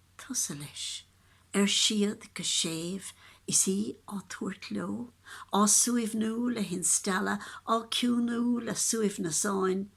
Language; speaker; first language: Irish; native; Irish